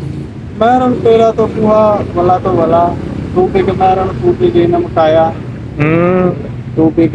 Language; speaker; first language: Filipino; non-native, learner; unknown